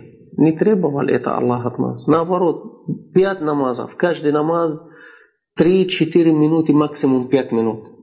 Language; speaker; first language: Russian; non-native, fluent; Arabic